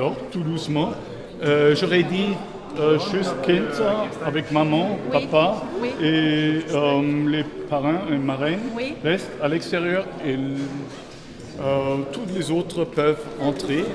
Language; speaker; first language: French; non-native, fluent; German